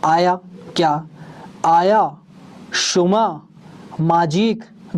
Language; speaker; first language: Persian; non-native, fluent; Urdu